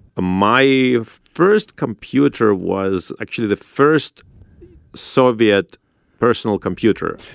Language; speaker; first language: English; non-native, fluent; Russian